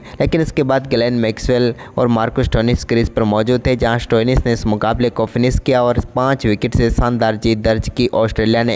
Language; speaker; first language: Hindi; native; Hindi